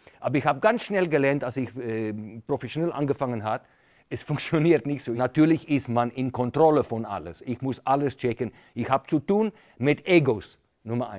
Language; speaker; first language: German; non-native, fluent; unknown